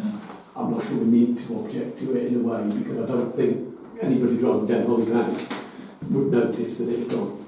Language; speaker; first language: English; native; English